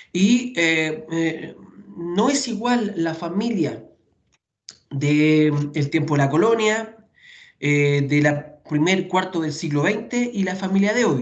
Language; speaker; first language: Spanish; native; Spanish